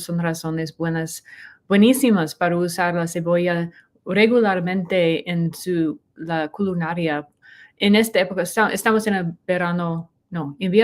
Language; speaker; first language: Spanish; non-native, learner; English